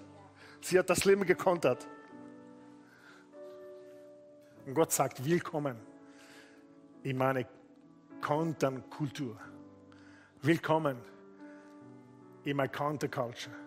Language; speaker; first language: German; non-native, fluent; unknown